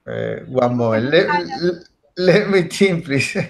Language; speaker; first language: English; non-native, learner; Spanish